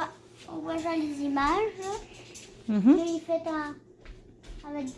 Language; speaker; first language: French; native; French